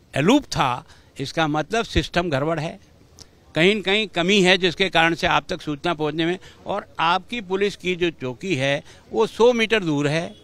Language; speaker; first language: Hindi; native; Hindi